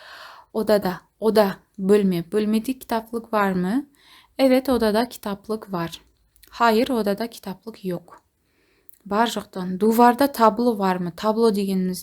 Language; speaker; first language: Turkish; non-native, learner; Kazakh